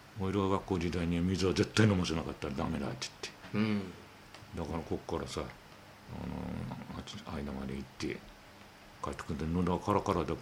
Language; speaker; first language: Japanese; native; Japanese